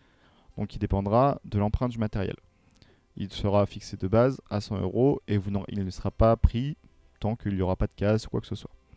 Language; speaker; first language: French; native; French